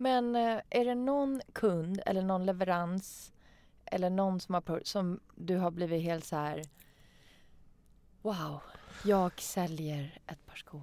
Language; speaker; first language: Swedish; non-native, fluent; Persian